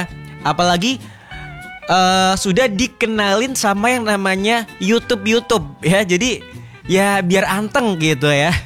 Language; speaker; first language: Indonesian; native; Indonesian